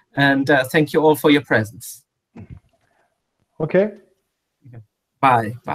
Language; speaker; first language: English; non-native, fluent; Portuguese